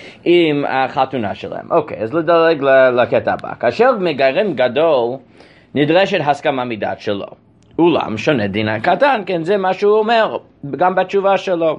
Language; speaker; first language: Hebrew; non-native, fluent; English